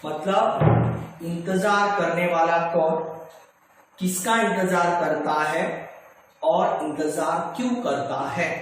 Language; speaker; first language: Hindi; non-native, local second language; Marathi